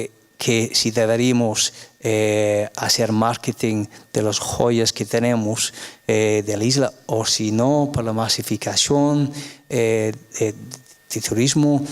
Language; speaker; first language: Spanish; non-native, fluent; English